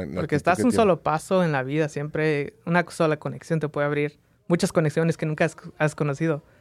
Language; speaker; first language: Spanish; early bilingual, heritage; Spanish